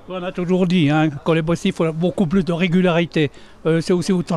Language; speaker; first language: French; native; French